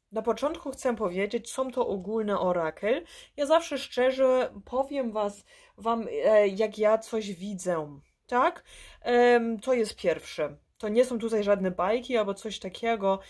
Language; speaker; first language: Polish; early bilingual, heritage; Polish